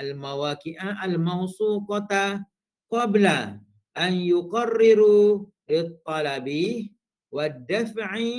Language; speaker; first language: Arabic; non-native, fluent; Malay